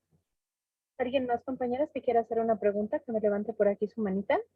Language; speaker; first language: Spanish; native; Spanish